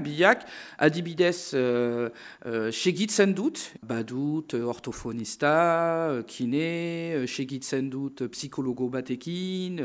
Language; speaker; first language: Basque; non-native, local second language; French